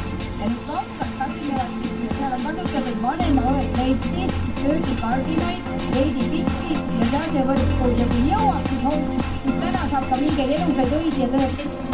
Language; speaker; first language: Estonian; native; Estonian